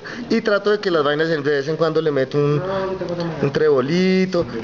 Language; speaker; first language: Spanish; native; Spanish